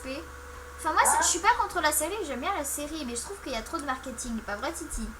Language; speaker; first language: French; native; French